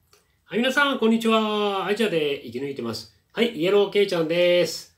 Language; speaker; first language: Japanese; native; Japanese